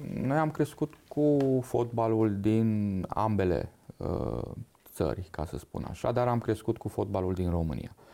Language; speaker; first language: Romanian; non-native, local second language; Hungarian